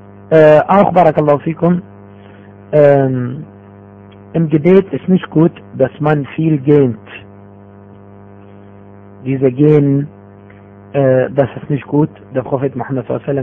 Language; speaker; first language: German; non-native, fluent; Arabic